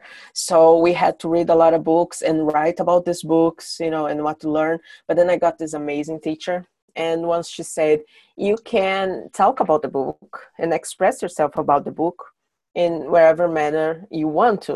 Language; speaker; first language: English; non-native, fluent; Portuguese